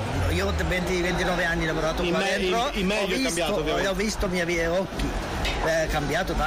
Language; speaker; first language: Italian; non-native, learner; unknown